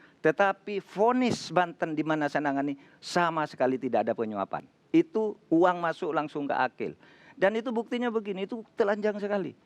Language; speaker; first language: Indonesian; non-native, local second language; Madurese